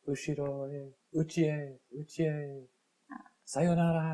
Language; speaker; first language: Japanese; non-native, learner; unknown